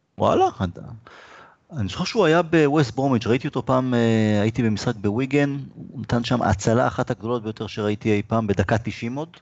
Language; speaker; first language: Hebrew; native; Hebrew